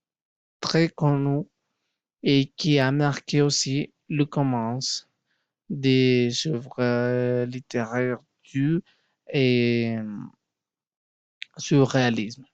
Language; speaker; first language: French; non-native, learner; Spanish